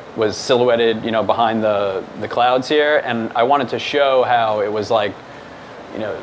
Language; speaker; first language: English; native; English